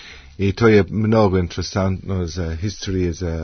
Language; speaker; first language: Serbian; non-native, learner; English